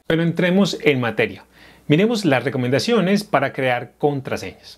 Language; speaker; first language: Spanish; native; Spanish